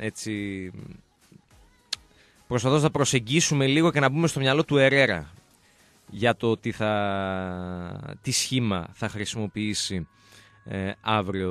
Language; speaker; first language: Greek; native; Greek